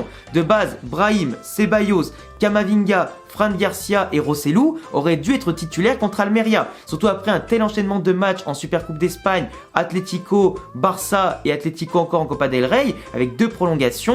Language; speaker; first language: French; native; French